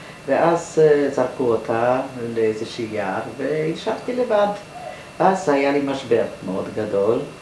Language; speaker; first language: Hebrew; non-native, fluent; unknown